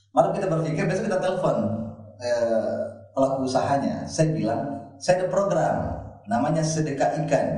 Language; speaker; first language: Indonesian; native; Indonesian